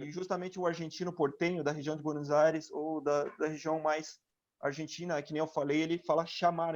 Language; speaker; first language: Portuguese; non-native, fluent; Spanish